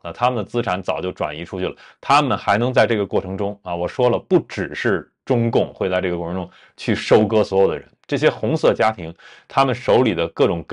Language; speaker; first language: Chinese; native; Chinese